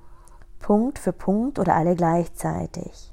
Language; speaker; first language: German; native; German